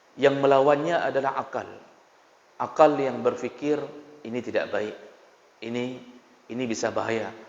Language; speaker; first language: Malay; non-native, local second language; Achinese